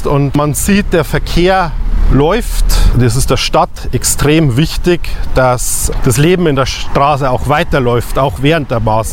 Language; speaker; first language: German; native; German